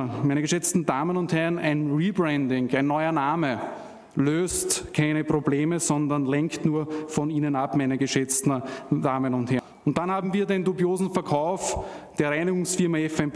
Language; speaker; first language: German; native; German